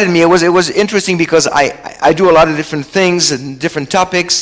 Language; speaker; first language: English; non-native, fluent; French